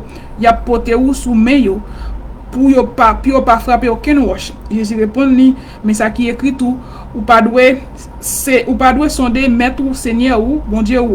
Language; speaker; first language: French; non-native, local second language; Haitian Creole